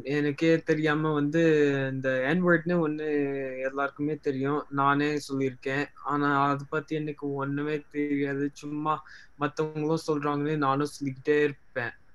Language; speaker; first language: Tamil; early bilingual, heritage; Tamil